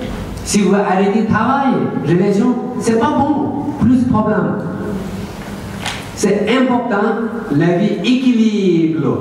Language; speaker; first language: French; non-native, learner; Tibetan